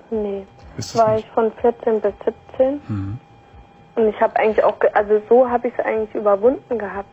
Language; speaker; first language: German; native; German